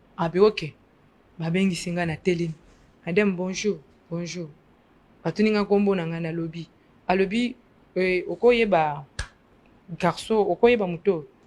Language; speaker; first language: Lingala; non-native, local second language; Luba-Lulua